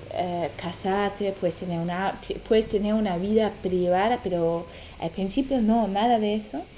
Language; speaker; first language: Spanish; non-native, fluent; German